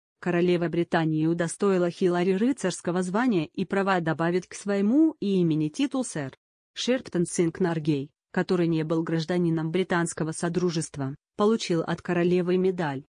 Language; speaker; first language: Russian; native; Russian